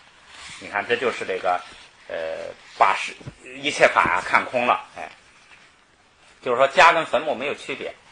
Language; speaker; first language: Chinese; native; Chinese